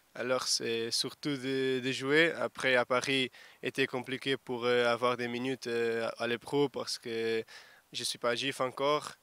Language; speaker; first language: French; non-native, fluent; Portuguese